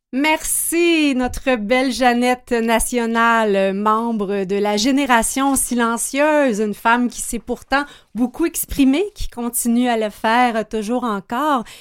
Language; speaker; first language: French; native; French